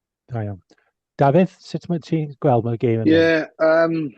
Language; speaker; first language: Welsh; non-native, local second language; English